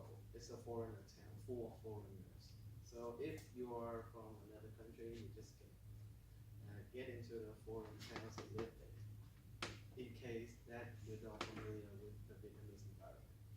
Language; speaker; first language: English; non-native, learner; Vietnamese